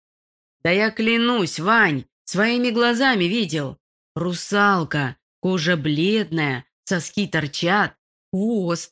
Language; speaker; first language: Russian; native; Russian